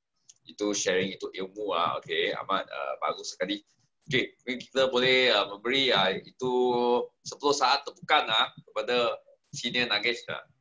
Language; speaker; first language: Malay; non-native, local second language; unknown